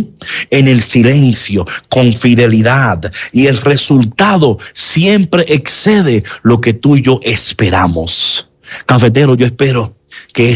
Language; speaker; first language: Spanish; native; Spanish